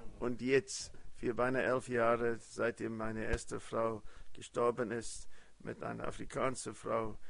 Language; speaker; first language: German; early bilingual, heritage; German